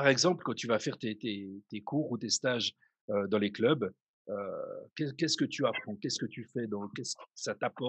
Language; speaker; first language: French; native; French